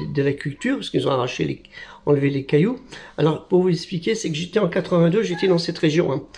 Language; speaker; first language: French; native; French